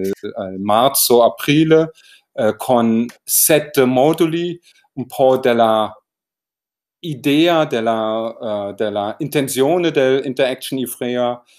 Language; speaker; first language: Italian; non-native, learner; German